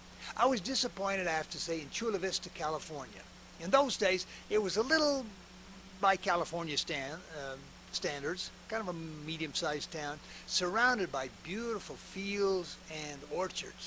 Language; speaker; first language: English; native; English